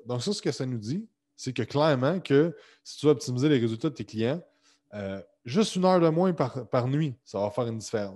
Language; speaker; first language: French; native; French